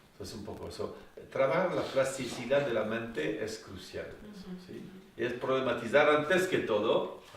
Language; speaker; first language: Spanish; non-native, fluent; French